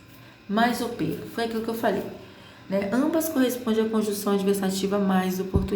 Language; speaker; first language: Portuguese; native; Portuguese